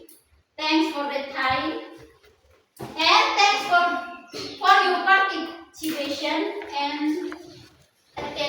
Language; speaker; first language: English; non-native, learner; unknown